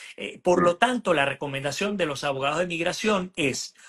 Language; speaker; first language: Spanish; native; Spanish